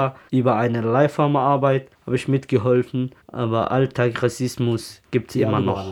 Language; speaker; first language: German; non-native, learner; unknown